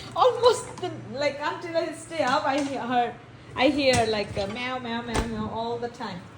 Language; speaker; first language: English; non-native, local second language; Bangla